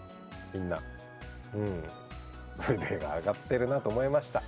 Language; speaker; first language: Japanese; native; Japanese